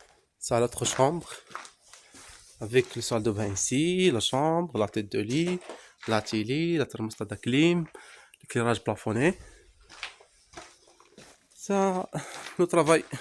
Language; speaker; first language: French; non-native, local second language; Arabic